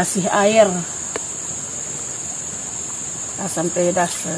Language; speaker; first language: Indonesian; non-native, local second language; Minangkabau